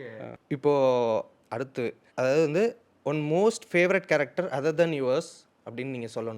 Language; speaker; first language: Tamil; native; Tamil